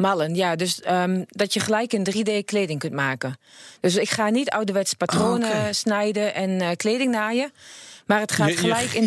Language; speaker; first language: Dutch; native; Dutch